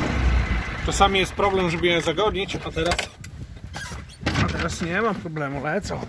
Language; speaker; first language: Polish; native; Polish